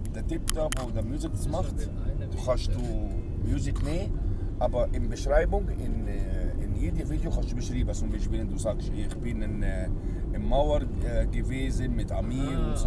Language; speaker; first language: German; non-native, learner; Arabic